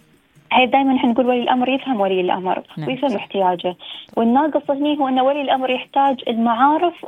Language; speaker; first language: Arabic; native; Arabic